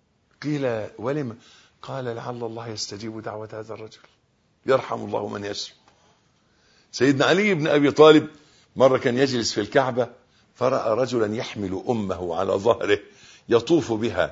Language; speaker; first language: Arabic; native; Arabic